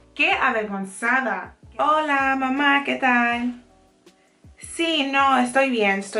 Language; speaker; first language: Spanish; non-native, fluent; English